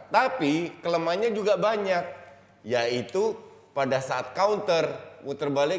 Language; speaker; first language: Indonesian; native; Indonesian